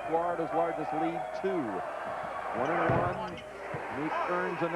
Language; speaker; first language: English; native; English